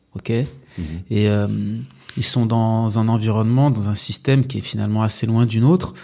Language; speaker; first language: French; native; French